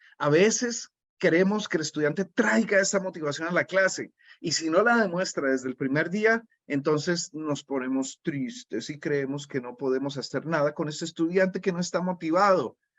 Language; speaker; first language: Spanish; native; Spanish